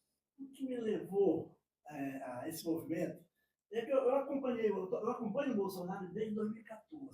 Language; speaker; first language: Portuguese; native; Portuguese